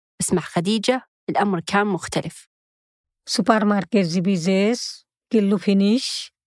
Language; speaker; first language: Arabic; native; Arabic